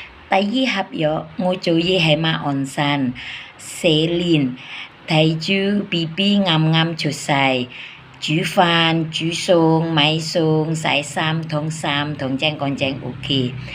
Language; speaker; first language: Cantonese; non-native, learner; Indonesian